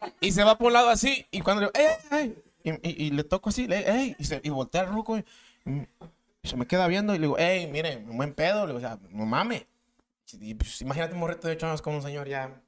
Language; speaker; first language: Spanish; native; Spanish